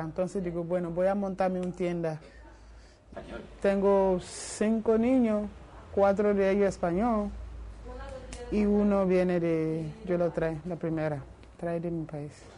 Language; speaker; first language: Spanish; non-native, learner; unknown